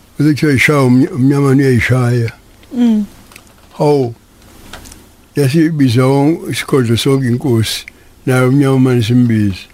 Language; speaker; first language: Zulu; native; Zulu